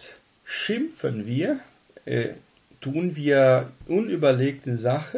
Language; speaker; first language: German; non-native, fluent; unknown